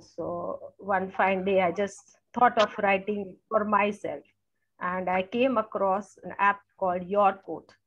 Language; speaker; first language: English; non-native, local second language; Gujarati